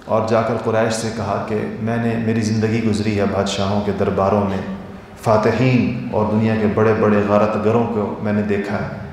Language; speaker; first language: Urdu; native; Urdu